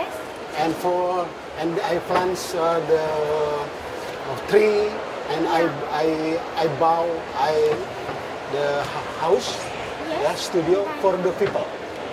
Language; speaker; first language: English; non-native, learner; Indonesian